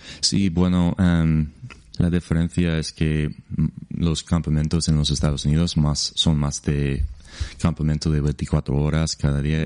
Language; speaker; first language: Spanish; non-native, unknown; English